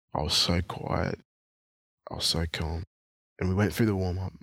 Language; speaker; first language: English; non-native, local second language; Swahili